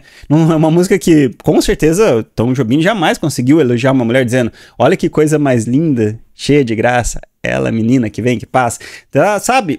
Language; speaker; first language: Portuguese; native; Portuguese